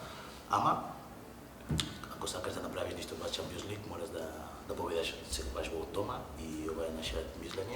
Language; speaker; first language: Macedonian; non-native, fluent; Spanish